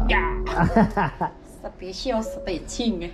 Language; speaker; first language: English; non-native, learner; Thai